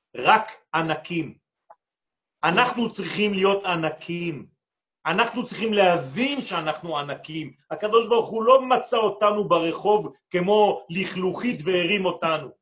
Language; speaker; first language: Hebrew; non-native, fluent; French